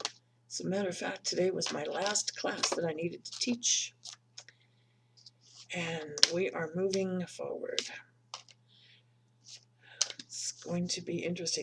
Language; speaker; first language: English; native; English